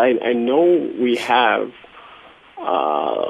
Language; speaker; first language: English; non-native, local second language; Akan